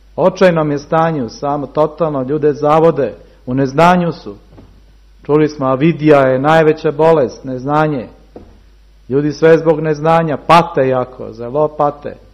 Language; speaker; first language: Serbian; early bilingual, heritage; Serbian